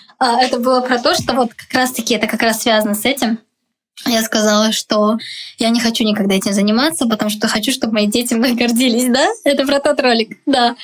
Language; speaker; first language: Russian; non-native, local second language; Tajik